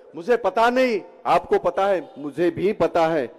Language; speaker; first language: Hindi; non-native, local second language; Marathi